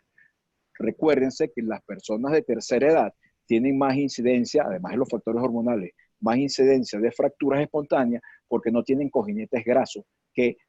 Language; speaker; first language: Spanish; native; Spanish